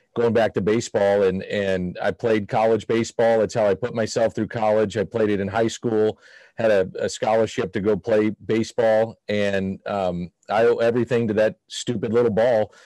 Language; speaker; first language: English; native; English